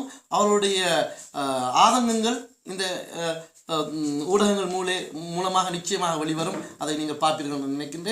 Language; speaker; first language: Tamil; native; Tamil